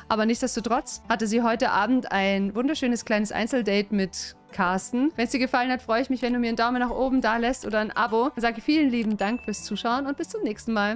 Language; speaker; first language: German; native; German